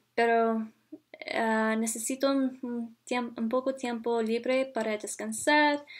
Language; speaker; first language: Spanish; non-native, learner; English